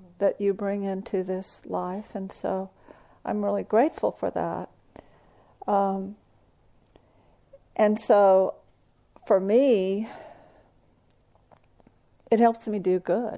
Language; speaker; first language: English; native; English